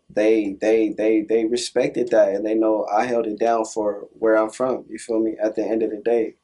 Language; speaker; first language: English; native; English